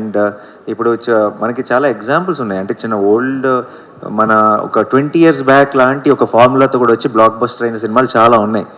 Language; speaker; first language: Telugu; native; Telugu